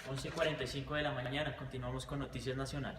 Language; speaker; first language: Spanish; native; Spanish